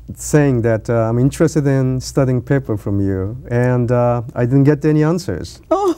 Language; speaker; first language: English; non-native, learner; Japanese